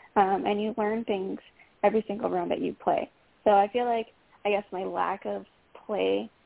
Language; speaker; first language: English; native; English